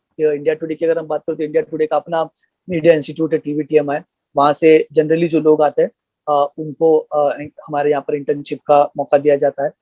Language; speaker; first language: Hindi; non-native, local second language; Marathi